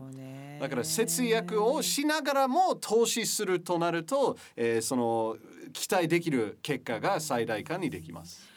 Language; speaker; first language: Japanese; non-native, fluent; English